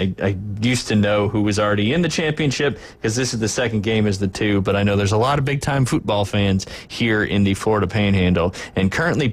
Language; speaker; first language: English; native; English